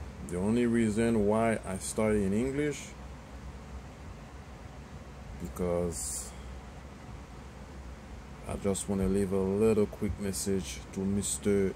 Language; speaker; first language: English; non-native, fluent; French